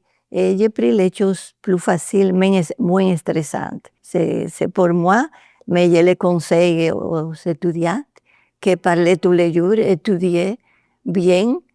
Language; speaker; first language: French; non-native, learner; Spanish